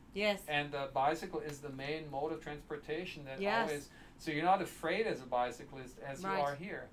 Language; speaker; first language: English; non-native, fluent; German